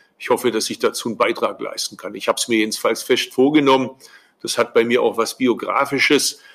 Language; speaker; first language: German; early bilingual, other home language; Turkish